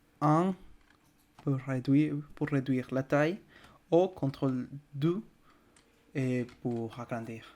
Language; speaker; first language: French; non-native, fluent; Spanish